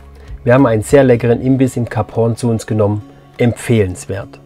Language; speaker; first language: German; native; German